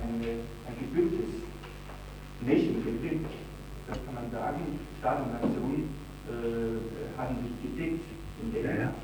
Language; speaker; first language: German; non-native, fluent; Italian